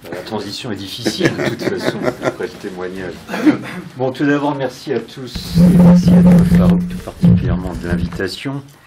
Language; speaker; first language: French; native; French